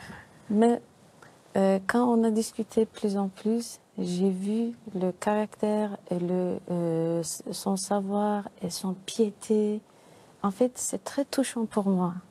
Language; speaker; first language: French; non-native, learner; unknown